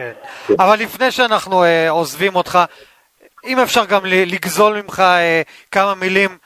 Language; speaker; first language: Hebrew; native; Hebrew